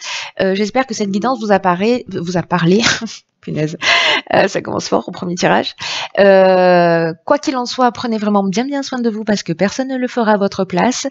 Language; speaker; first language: French; native; French